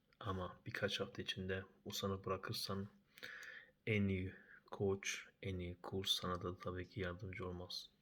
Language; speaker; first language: Turkish; early bilingual, heritage; Turkish